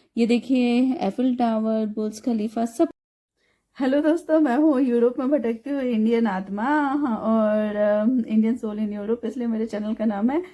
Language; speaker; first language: Hindi; native; Hindi